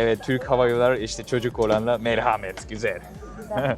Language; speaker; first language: Turkish; non-native, fluent; Japanese